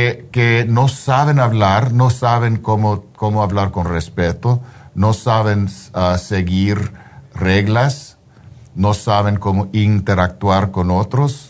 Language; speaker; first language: Spanish; early bilingual, heritage; Spanish